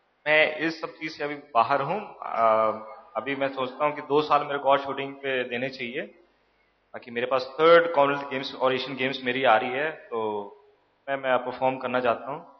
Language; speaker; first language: Hindi; native; Hindi